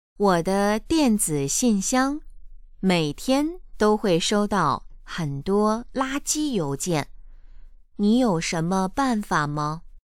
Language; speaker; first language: Chinese; native; Chinese